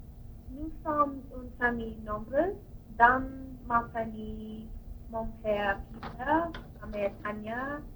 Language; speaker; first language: French; non-native, learner; English